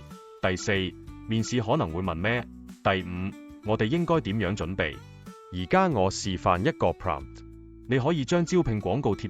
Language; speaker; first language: Cantonese; native; Cantonese